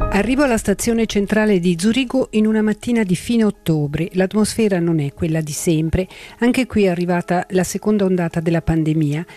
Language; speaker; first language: Italian; native; Italian